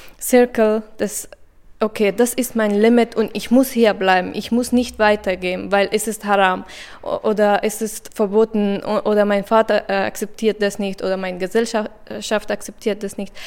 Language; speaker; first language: German; non-native, fluent; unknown